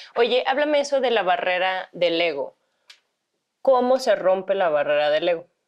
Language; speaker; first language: Spanish; native; Spanish